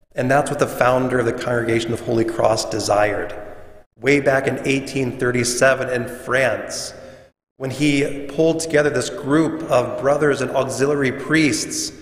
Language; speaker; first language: English; native; English